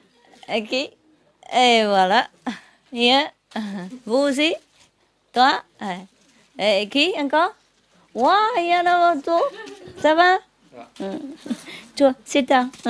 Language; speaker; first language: French; non-native, learner; Vietnamese